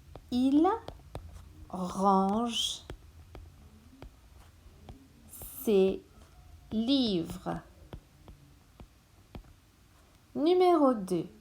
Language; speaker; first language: French; non-native, local second language; Morisyen